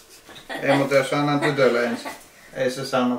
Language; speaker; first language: Finnish; non-native, local second language; Swedish